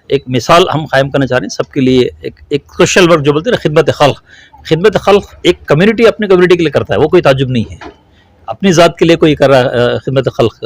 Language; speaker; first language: Urdu; native; Urdu